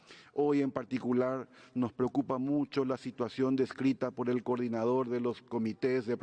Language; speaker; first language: Spanish; native; Spanish